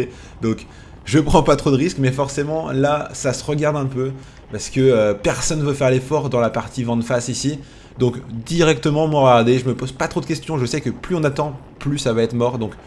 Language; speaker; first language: French; native; French